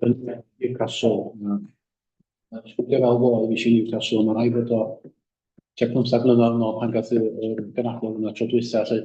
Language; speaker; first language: Welsh; native; Welsh